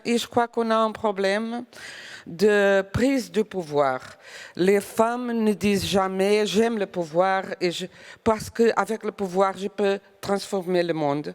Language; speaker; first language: French; non-native, fluent; Portuguese